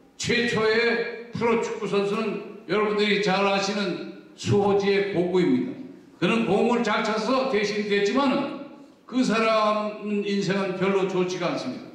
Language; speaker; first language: Korean; native; Korean